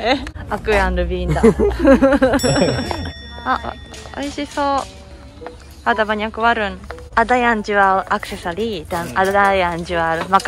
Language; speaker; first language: Indonesian; non-native, learner; Japanese